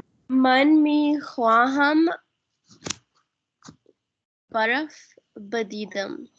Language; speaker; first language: Persian; non-native, learner; Urdu